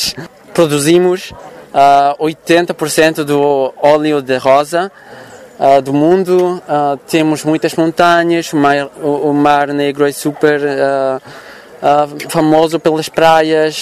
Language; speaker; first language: Portuguese; non-native, fluent; Bulgarian